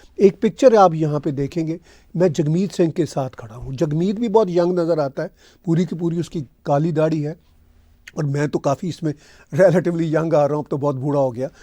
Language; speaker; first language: Urdu; non-native, local second language; Punjabi